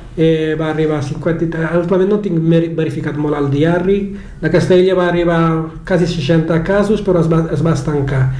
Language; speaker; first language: Catalan; non-native, fluent; Kabuverdianu